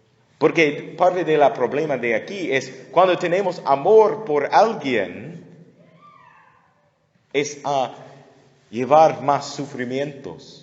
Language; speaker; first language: Spanish; non-native, fluent; English